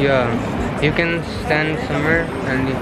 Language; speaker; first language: English; non-native, local second language; Hindi